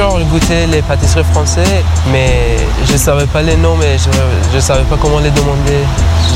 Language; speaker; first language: French; non-native, learner; Persian